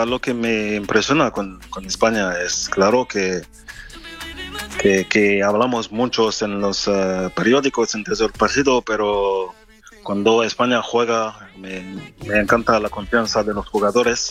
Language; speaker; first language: Spanish; non-native, fluent; French